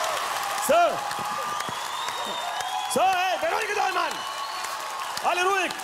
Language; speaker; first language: German; early bilingual, other home language; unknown